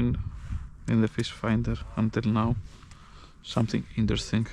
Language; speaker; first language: English; non-native, learner; Greek